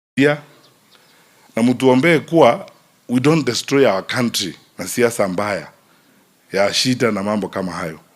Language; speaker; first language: Swahili; non-native, local second language; Gusii